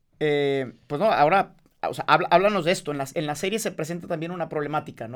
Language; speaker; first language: Spanish; native; Spanish